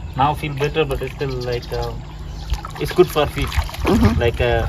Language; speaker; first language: English; non-native, learner; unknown